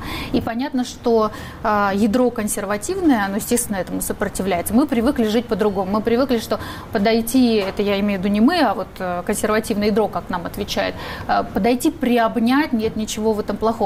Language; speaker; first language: Russian; native; Russian